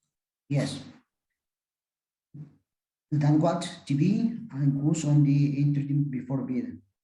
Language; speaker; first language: English; non-native, learner; Spanish